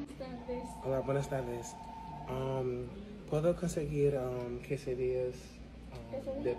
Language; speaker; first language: Spanish; non-native, learner; English